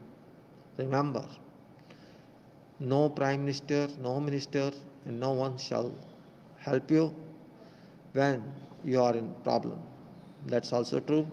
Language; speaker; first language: English; non-native, local second language; Hindi